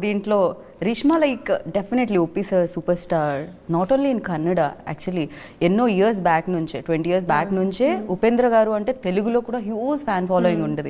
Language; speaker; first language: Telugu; native; Telugu